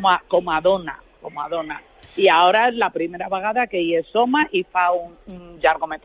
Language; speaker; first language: Catalan; non-native, local second language; Spanish